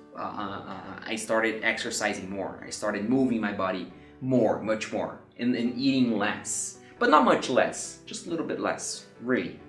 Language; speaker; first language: English; non-native, fluent; Portuguese